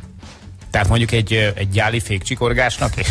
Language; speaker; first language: Hungarian; native; Hungarian